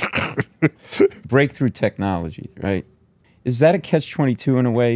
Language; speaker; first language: English; native; English